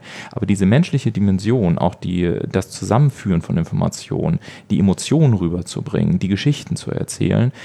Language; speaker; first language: German; native; German